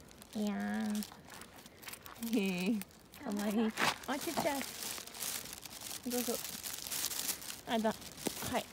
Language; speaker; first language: Japanese; non-native, learner; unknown